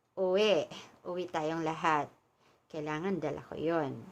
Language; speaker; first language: Filipino; non-native, local second language; Cebuano